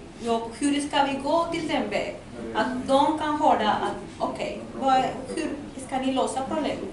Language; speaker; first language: Swedish; non-native, learner; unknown